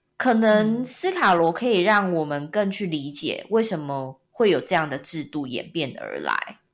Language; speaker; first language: Chinese; non-native, local second language; Min Nan Chinese